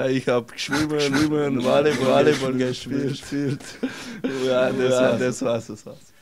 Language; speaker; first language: German; non-native, learner; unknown